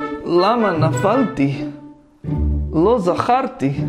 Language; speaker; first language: Hebrew; non-native, learner; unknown